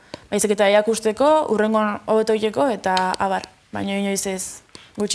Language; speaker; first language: Basque; native; Basque